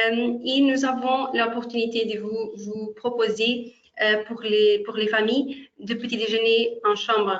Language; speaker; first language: French; non-native, fluent; Portuguese